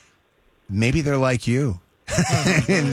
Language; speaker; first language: English; native; English